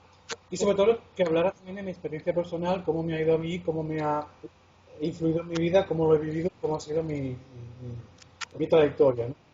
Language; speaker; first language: Spanish; native; Spanish